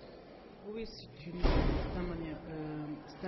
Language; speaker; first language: French; non-native, learner; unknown